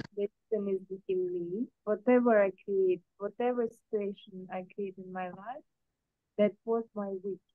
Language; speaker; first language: English; non-native, learner; Russian